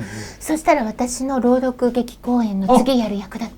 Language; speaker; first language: Japanese; native; Japanese